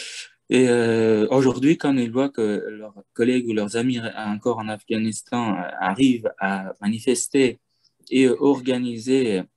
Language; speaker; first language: French; non-native, fluent; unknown